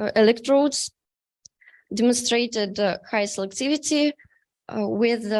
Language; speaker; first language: English; non-native, learner; Russian